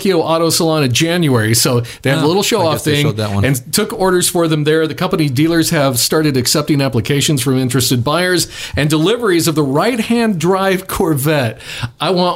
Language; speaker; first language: English; native; English